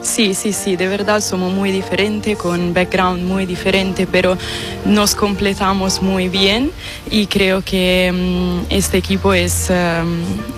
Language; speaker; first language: Spanish; non-native, fluent; Italian